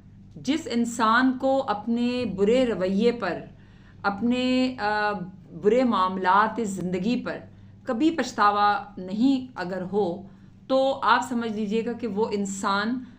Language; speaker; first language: Urdu; native; Urdu